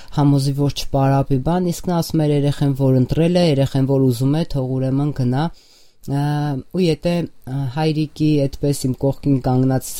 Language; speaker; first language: Armenian; native; Armenian